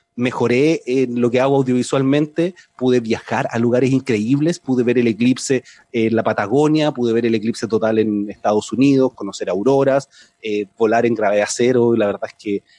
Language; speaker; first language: Spanish; native; Spanish